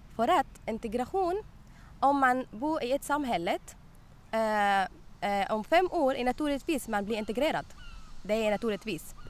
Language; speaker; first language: Swedish; non-native, learner; Arabic